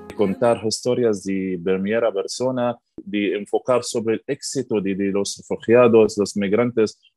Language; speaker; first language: Spanish; non-native, learner; Arabic